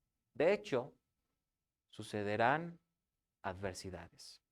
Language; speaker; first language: Spanish; native; Spanish